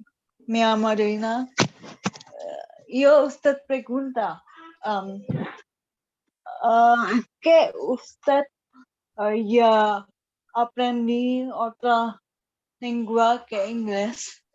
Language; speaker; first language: Spanish; non-native, learner; Indonesian